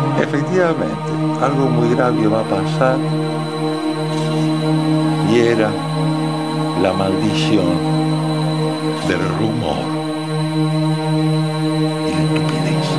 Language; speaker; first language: Spanish; native; Spanish